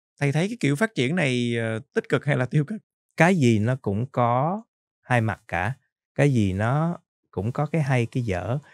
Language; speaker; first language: Vietnamese; native; Vietnamese